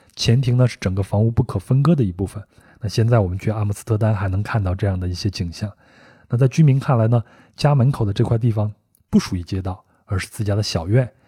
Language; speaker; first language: Chinese; native; Chinese